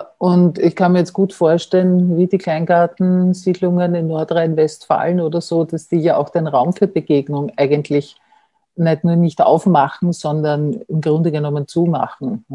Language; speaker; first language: German; native; German